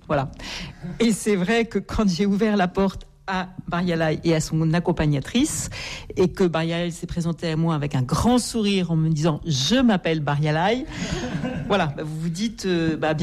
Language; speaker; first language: French; native; French